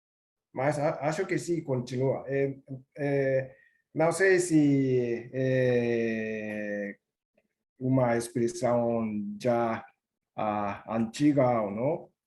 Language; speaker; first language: Portuguese; non-native, learner; Japanese